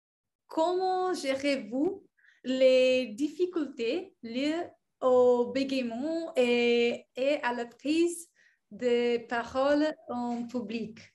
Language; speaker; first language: French; non-native, learner; English